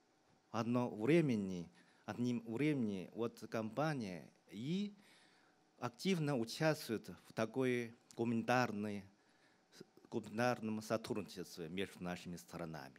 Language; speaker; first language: Russian; non-native, fluent; Chinese